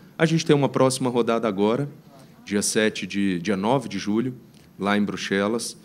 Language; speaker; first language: Portuguese; native; Portuguese